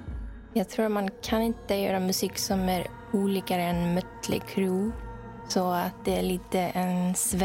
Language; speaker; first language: Swedish; non-native, fluent; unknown